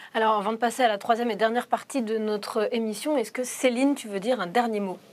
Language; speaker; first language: French; native; French